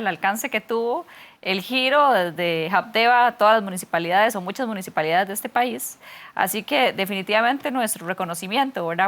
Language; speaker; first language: Spanish; native; Spanish